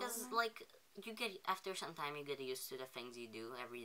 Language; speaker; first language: English; early bilingual, other home language; Polish